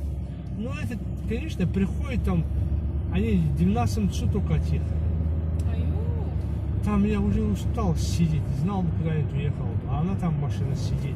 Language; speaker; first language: Russian; non-native, learner; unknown